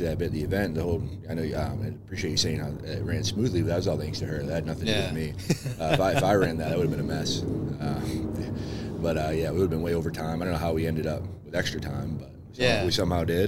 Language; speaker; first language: English; native; English